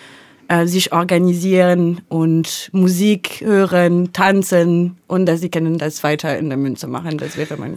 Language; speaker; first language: German; non-native, learner; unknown